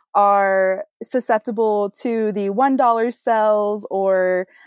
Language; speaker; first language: English; native; English